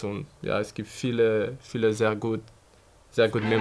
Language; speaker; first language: German; non-native, fluent; French